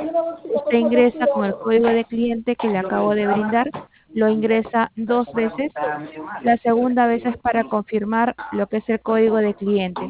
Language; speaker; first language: Spanish; native; Spanish